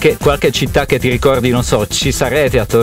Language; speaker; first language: Italian; native; Italian